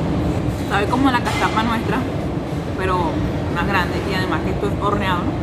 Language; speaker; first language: Spanish; native; Spanish